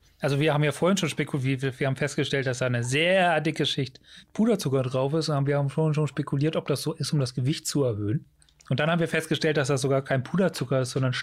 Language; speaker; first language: German; native; German